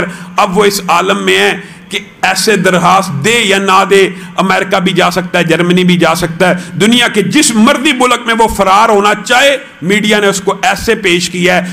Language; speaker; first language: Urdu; non-native, local second language; Punjabi